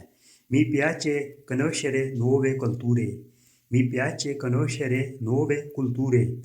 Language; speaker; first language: Italian; non-native, fluent; Urdu